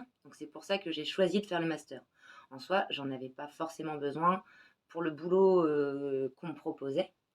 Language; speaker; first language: French; native; French